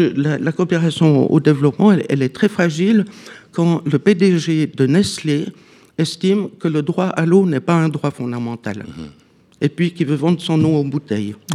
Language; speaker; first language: French; native; French